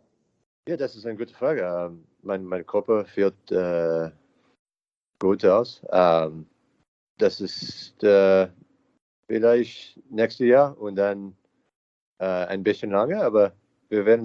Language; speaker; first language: German; non-native, learner; English